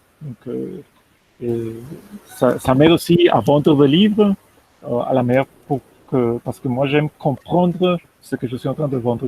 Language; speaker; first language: French; non-native, fluent; Spanish